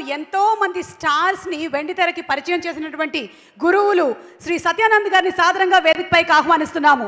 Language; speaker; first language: Telugu; native; Telugu